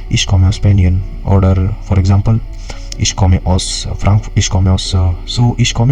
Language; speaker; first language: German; non-native, learner; Marathi